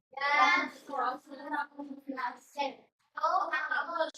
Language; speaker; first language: French; non-native, learner; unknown